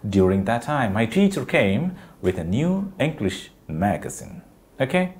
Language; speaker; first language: English; non-native, local second language; Malayalam